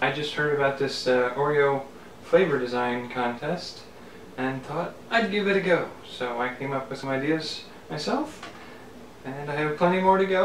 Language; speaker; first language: English; native; English